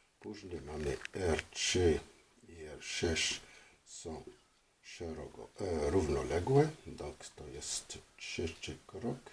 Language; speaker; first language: Polish; non-native, fluent; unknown